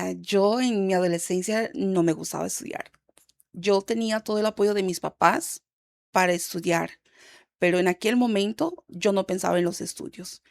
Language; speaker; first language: Spanish; early bilingual, heritage; Spanish